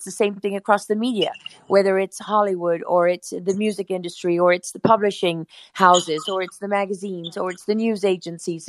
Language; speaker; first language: English; native; English